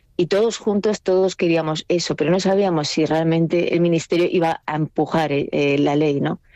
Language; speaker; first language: Spanish; native; Spanish